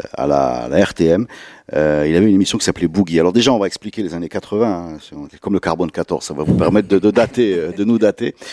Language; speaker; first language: French; non-native, local second language; Arabic